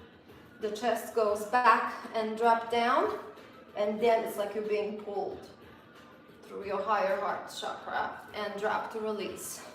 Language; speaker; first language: English; non-native, fluent; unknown